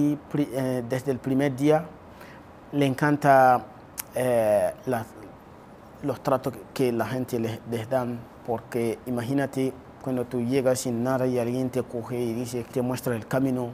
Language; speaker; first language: Spanish; non-native, fluent; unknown